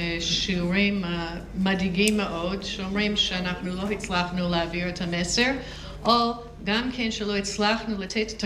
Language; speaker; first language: Hebrew; non-native, fluent; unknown